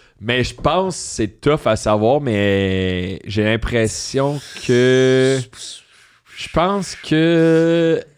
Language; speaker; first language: French; native; French